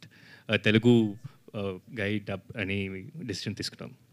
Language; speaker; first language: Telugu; non-native, learner; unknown